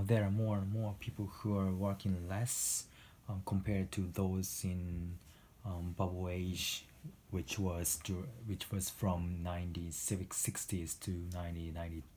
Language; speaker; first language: English; non-native, fluent; Japanese